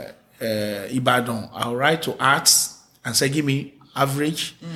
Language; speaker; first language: English; non-native, local second language; Yoruba